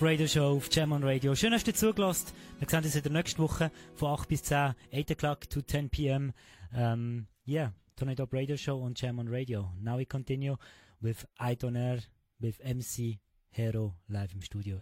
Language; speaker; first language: German; native; German